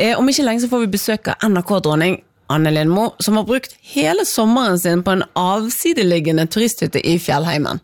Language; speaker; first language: Norwegian; native; Norwegian